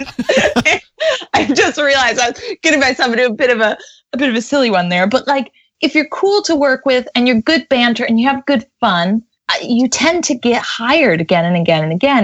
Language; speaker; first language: English; native; English